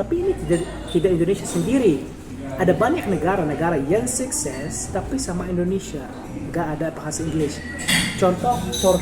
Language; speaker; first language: Indonesian; non-native, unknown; Arabic